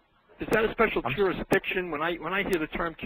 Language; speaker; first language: English; native; English